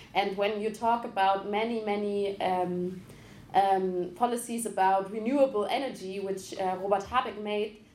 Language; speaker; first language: English; non-native, fluent; German